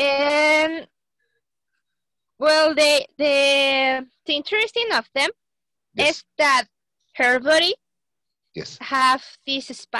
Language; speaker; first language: English; non-native, learner; Spanish